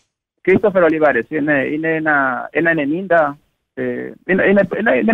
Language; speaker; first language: Greek; non-native, learner; Spanish